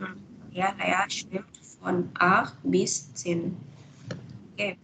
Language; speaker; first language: German; non-native, fluent; Indonesian